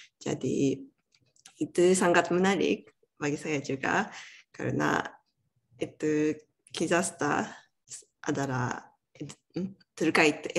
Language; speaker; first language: Indonesian; non-native, learner; Japanese